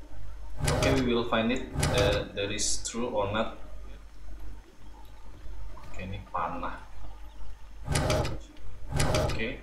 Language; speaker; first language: English; non-native, learner; Indonesian